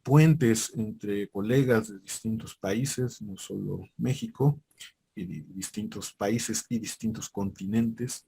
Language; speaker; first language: Spanish; native; Spanish